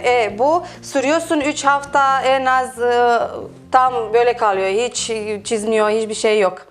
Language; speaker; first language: Turkish; non-native, fluent; Romanian